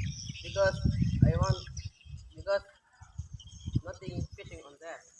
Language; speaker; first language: English; non-native, learner; Indonesian